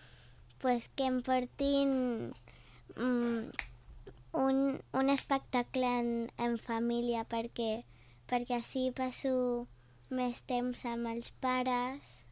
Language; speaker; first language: Catalan; non-native, local second language; Spanish